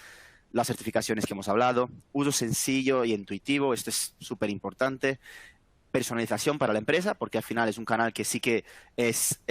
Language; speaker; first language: Spanish; native; Spanish